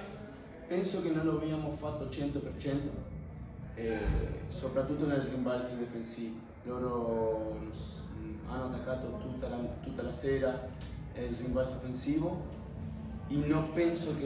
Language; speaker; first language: Italian; non-native, fluent; Spanish